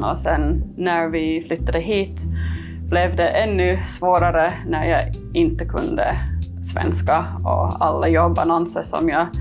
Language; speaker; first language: Swedish; non-native, fluent; English